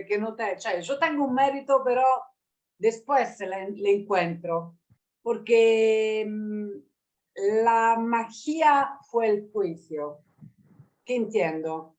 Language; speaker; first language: Spanish; non-native, learner; Italian